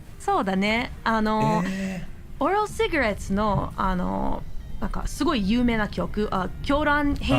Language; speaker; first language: Japanese; non-native, learner; English